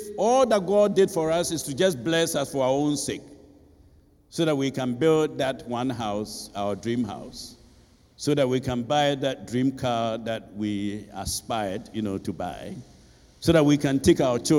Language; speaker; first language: English; non-native, local second language; Akan